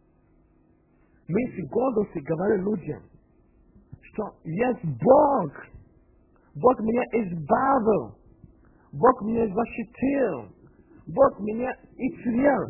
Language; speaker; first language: Russian; non-native, fluent; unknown